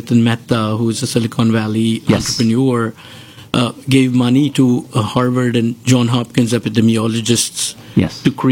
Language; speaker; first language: English; non-native, local second language; Gujarati